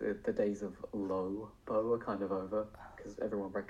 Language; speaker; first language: English; native; English